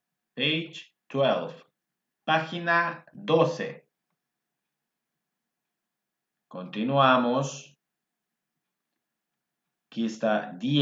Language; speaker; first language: Spanish; non-native, fluent; English